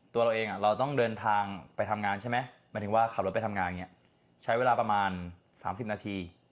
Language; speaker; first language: Thai; native; Thai